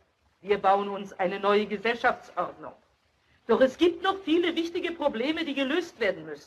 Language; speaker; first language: German; native; German